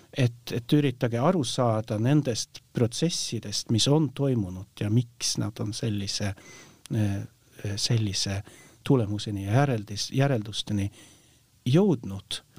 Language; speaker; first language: Estonian; non-native, fluent; Norwegian